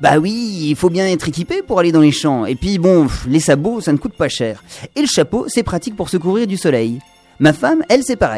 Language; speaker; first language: French; native; French